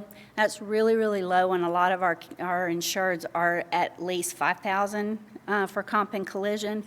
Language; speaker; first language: English; native; English